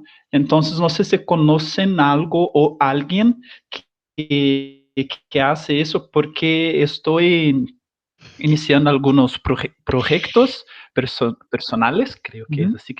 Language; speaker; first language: Spanish; non-native, learner; Portuguese